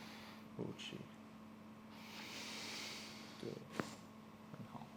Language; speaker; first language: Chinese; non-native, fluent; English